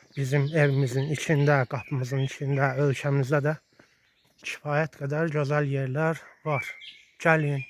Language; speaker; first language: Azerbaijani; native; Azerbaijani